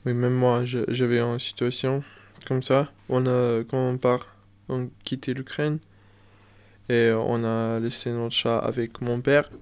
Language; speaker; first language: French; non-native, learner; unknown